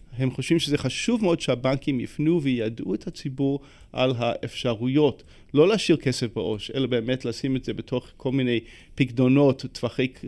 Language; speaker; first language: Hebrew; non-native, fluent; English